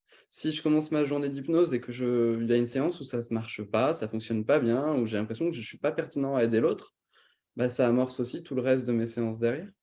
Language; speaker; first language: French; native; French